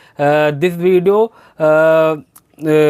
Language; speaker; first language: English; non-native, learner; Hindi